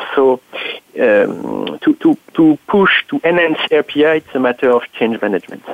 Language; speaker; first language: English; non-native, fluent; French